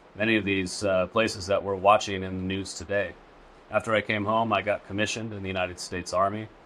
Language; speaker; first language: English; native; English